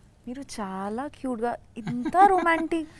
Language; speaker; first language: Telugu; non-native, learner; Bangla